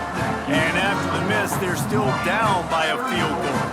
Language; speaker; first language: English; native; English